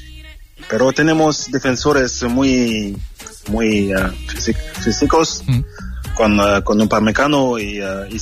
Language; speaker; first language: Spanish; non-native, fluent; French